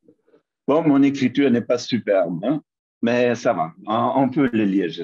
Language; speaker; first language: French; non-native, fluent; German